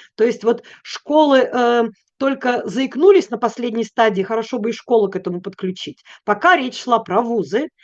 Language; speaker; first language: Russian; native; Russian